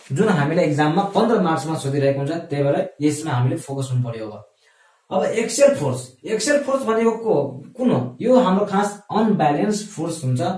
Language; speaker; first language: Nepali; non-native, local second language; Maithili